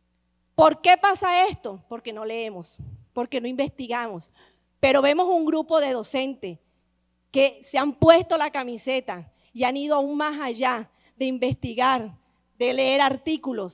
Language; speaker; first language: Spanish; native; Spanish